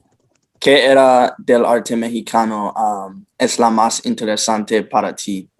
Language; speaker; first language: Spanish; non-native, learner; English